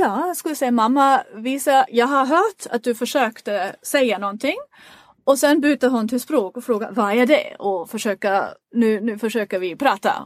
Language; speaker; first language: Swedish; non-native, fluent; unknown